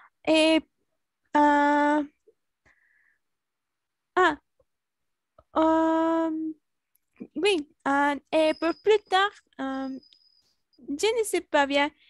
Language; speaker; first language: French; non-native, learner; Spanish